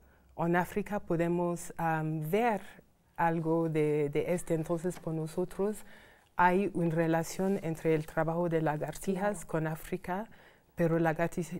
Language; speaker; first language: Spanish; non-native, fluent; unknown